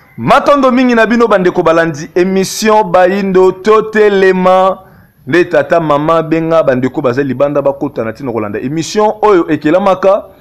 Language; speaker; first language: Lingala; non-native, local second language; Kongo